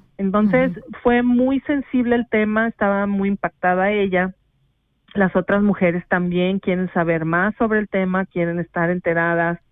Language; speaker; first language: Spanish; native; Spanish